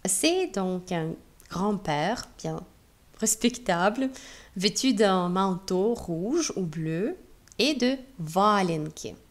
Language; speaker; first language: French; non-native, fluent; Russian